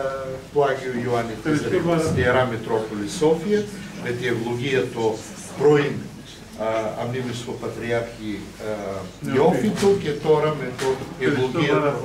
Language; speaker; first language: Greek; non-native, learner; Bulgarian